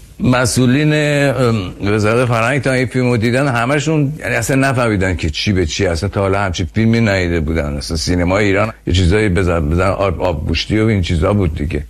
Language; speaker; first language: Persian; native; Persian